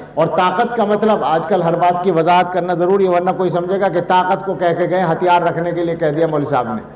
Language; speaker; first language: Urdu; native; Urdu